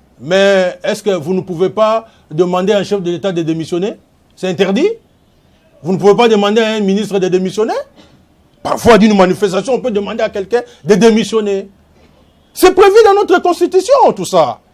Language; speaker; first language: French; non-native, local second language; Lingala